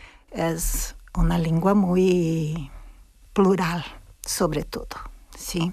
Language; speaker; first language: Spanish; non-native, fluent; Portuguese